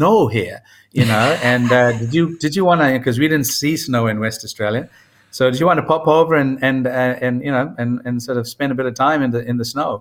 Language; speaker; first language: English; non-native, local second language; Tamil